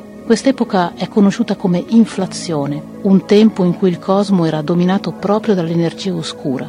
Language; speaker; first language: Italian; native; Italian